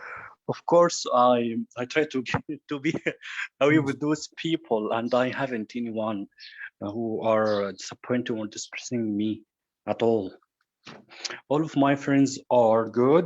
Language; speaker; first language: English; non-native, fluent; Arabic